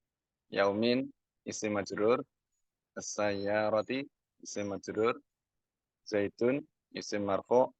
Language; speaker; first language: Arabic; non-native, learner; Indonesian